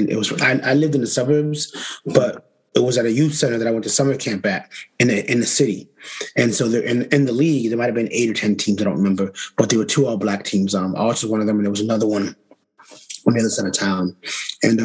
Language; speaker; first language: English; native; English